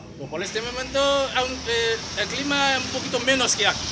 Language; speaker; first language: Spanish; non-native, learner; Haitian Creole